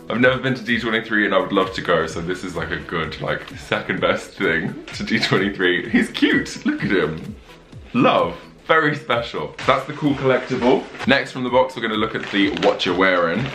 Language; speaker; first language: English; native; English